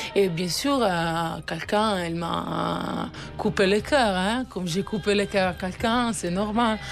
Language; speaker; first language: French; non-native, fluent; Italian